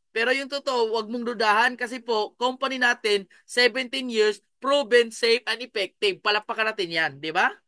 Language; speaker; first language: Filipino; non-native, local second language; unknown